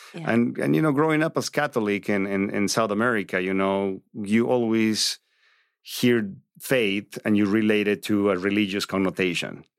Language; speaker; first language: English; non-native, fluent; Spanish